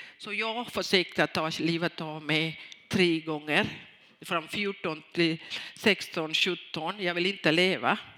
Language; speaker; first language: Swedish; non-native, fluent; Tamil